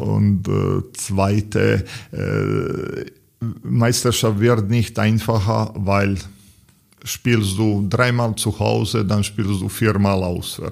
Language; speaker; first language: German; non-native, learner; Serbian